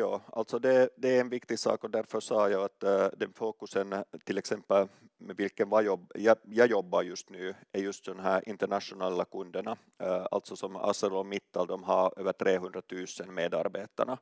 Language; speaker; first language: Swedish; non-native, local second language; Finnish